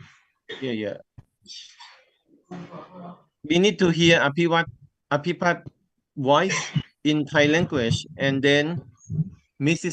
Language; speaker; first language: English; non-native, learner; Thai